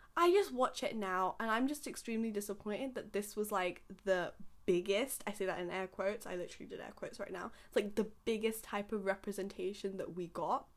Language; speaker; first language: English; early bilingual, other home language; Hindi